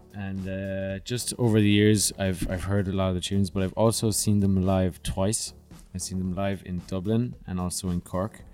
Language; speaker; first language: English; native; English